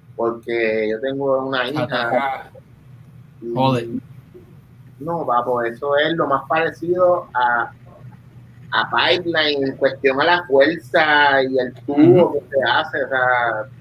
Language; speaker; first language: Spanish; native; Spanish